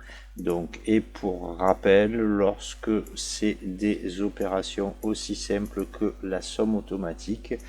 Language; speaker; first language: French; native; French